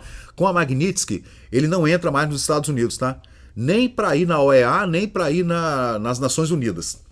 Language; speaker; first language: Portuguese; native; Portuguese